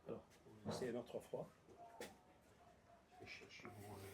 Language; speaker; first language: French; non-native, learner; English